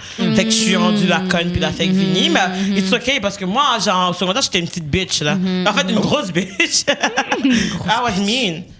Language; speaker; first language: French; early bilingual, other home language; Haitian Creole